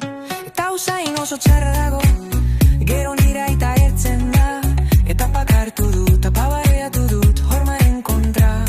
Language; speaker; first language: Basque; non-native, local second language; Spanish